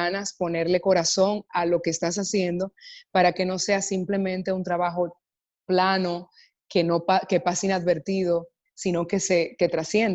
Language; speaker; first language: Spanish; native; Spanish